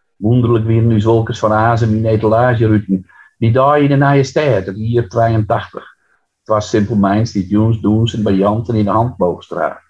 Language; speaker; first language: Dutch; non-native, local second language; Western Frisian